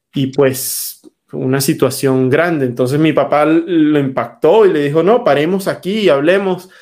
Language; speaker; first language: Spanish; native; Spanish